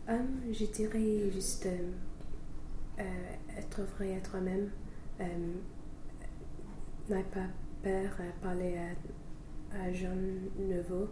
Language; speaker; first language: French; non-native, fluent; English